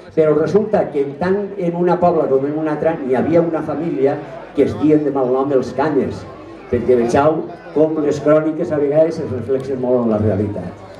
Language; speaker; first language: Catalan; non-native, local second language; Spanish